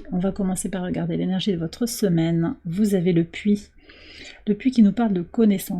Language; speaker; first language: French; native; French